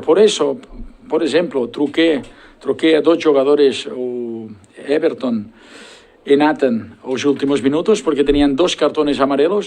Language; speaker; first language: Portuguese; non-native, learner; Spanish